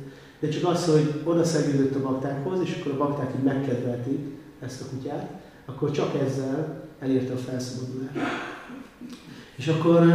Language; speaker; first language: Hungarian; native; Hungarian